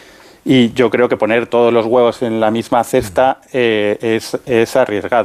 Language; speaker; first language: Spanish; native; Spanish